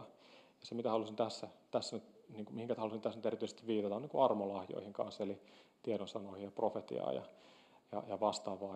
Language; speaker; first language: Finnish; native; Finnish